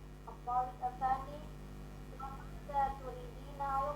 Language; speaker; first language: Arabic; non-native, learner; Indonesian